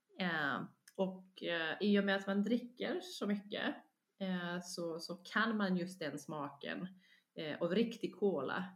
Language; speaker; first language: Swedish; non-native, fluent; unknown